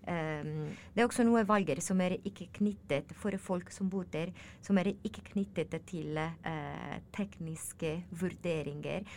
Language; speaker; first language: Norwegian; non-native, learner; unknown